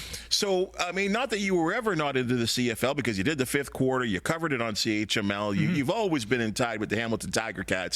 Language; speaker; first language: English; native; English